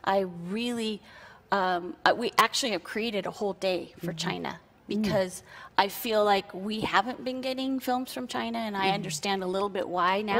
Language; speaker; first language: English; native; English